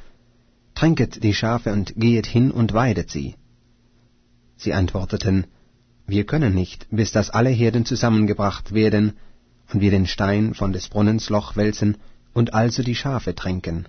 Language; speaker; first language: German; native; German